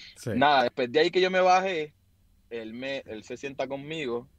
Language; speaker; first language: Spanish; native; Spanish